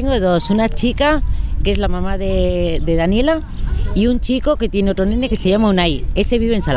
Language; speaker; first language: Spanish; native; Spanish